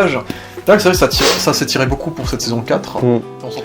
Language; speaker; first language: French; native; French